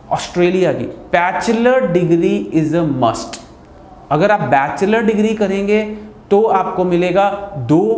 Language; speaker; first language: Hindi; non-native, local second language; Punjabi